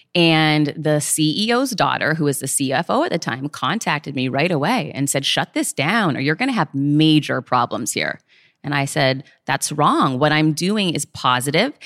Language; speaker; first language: English; native; English